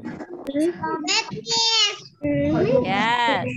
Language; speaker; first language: English; non-native, fluent; Indonesian